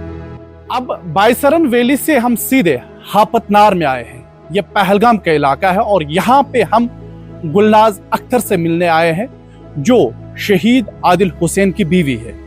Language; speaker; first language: Hindi; native; Hindi